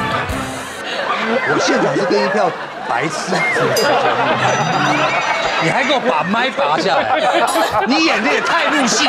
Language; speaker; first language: Chinese; native; Chinese